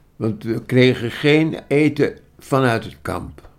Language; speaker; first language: Dutch; early bilingual, other home language; Indonesian